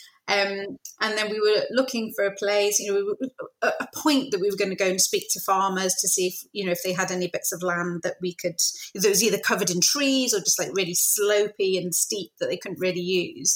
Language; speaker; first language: English; native; English